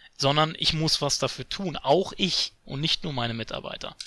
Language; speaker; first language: German; native; German